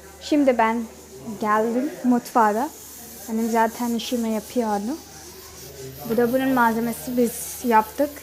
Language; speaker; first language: Turkish; non-native, learner; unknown